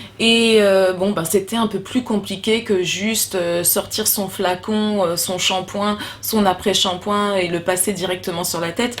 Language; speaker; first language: French; native; French